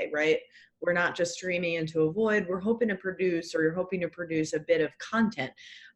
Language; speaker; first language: English; native; English